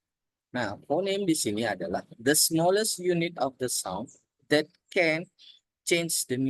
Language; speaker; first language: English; non-native, learner; Indonesian